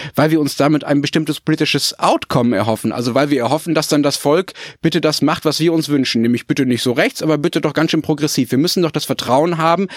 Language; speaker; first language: German; native; German